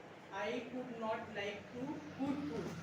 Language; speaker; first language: English; non-native, learner; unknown